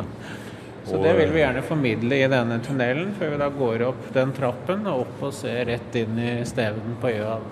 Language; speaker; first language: Norwegian; native; Norwegian